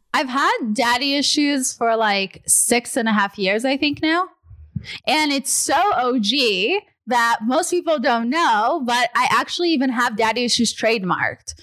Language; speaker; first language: English; non-native, fluent; Russian